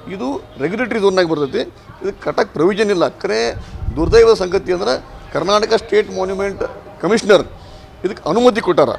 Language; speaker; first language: Kannada; native; Kannada